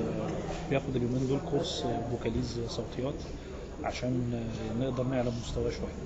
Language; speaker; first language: Arabic; native; Arabic